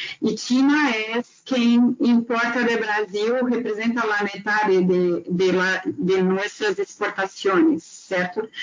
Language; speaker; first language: Spanish; non-native, learner; Portuguese